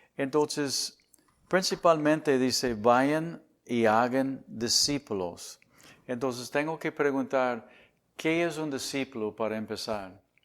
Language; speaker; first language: Spanish; non-native, fluent; English